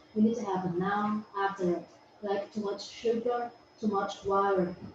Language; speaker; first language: English; non-native, fluent; Vietnamese